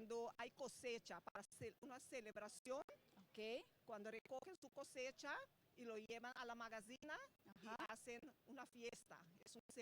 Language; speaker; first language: Spanish; non-native, fluent; Papiamento